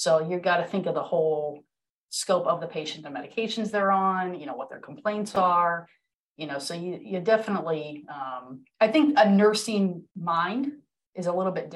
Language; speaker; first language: English; native; English